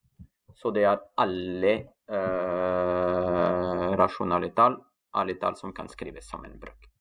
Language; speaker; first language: Norwegian; non-native, fluent; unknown